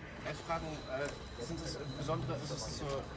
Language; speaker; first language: German; non-native, learner; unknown